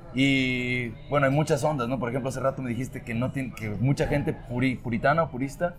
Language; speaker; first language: Spanish; native; Spanish